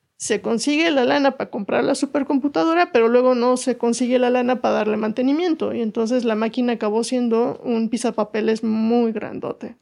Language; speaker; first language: Spanish; native; Spanish